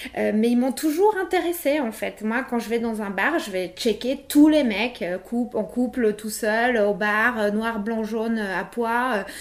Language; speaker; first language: French; early bilingual, other home language; Polish